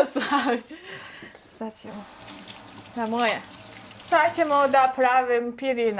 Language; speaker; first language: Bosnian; non-native, learner; Chinese